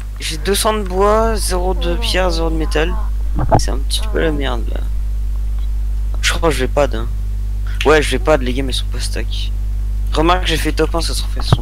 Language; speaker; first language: French; native; French